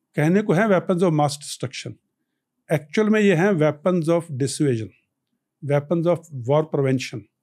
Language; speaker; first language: Hindi; non-native, local second language; Punjabi